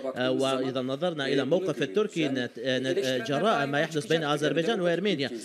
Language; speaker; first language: Arabic; non-native, fluent; Turkish